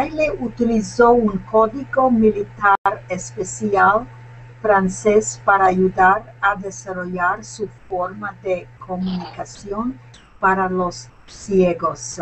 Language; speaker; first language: Spanish; non-native, learner; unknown